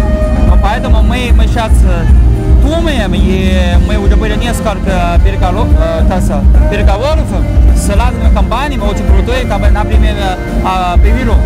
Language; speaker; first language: Russian; non-native, learner; Chinese